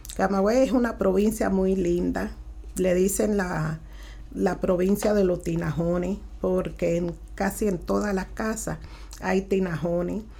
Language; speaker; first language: Spanish; early bilingual, other home language; Haitian Creole